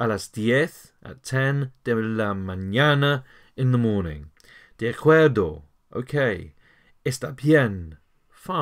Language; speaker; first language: Spanish; non-native, learner; English